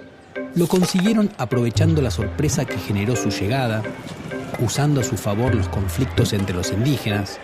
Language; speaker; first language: Spanish; native; Spanish